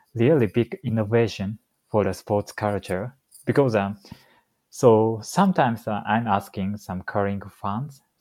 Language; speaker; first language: English; non-native, fluent; Japanese